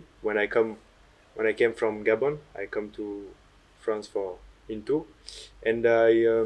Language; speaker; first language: English; non-native, learner; French